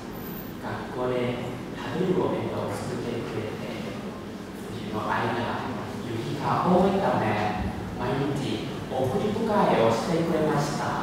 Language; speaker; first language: Japanese; non-native, fluent; Thai